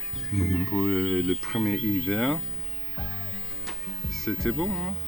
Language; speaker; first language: French; non-native, fluent; English